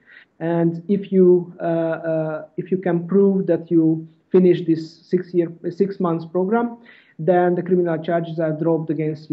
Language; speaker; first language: English; non-native, fluent; Hungarian